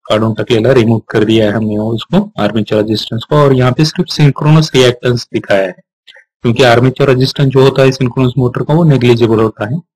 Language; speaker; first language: Hindi; non-native, local second language; Marathi